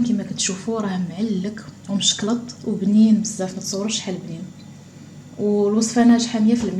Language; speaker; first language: Arabic; native; Arabic